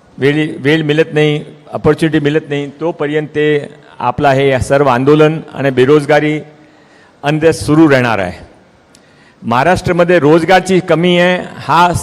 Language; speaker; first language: Marathi; non-native, local second language; Hindi